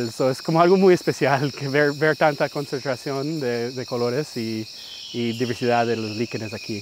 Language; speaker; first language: Spanish; early bilingual, heritage; English